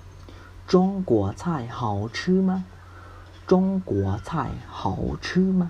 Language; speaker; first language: Chinese; non-native, fluent; Hmong